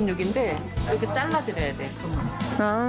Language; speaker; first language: Korean; native; Korean